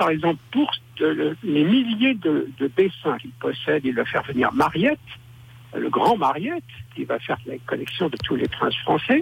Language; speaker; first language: French; native; French